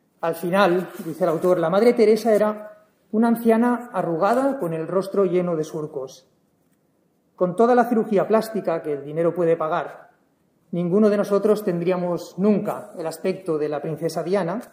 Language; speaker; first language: Spanish; native; Spanish